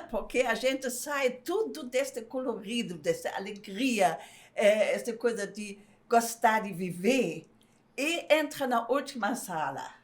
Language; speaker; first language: Portuguese; non-native, fluent; German